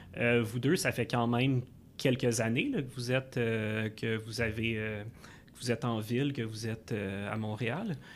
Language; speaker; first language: French; native; French